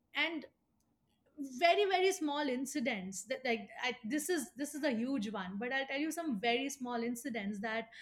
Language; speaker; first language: English; non-native, local second language; Hindi